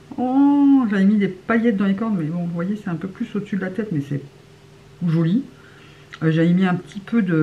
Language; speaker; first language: French; native; French